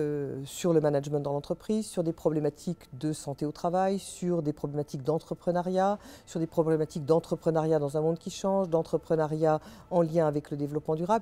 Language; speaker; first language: French; native; French